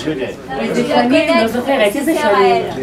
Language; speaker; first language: Hebrew; non-native, fluent; French